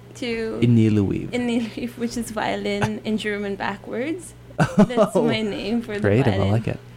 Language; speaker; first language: English; non-native, fluent; German